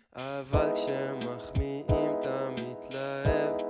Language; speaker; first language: Hebrew; native; Hebrew